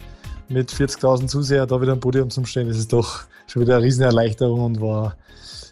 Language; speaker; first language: German; native; German